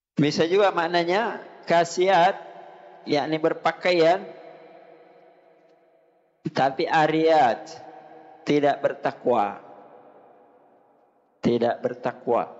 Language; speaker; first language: Indonesian; native; Indonesian